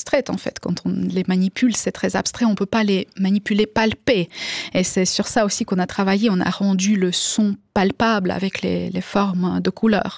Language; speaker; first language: French; non-native, fluent; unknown